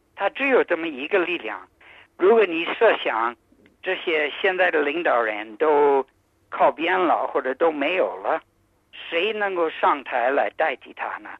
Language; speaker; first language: Chinese; non-native, fluent; English